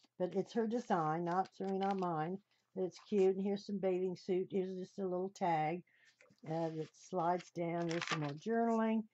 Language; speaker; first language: English; native; English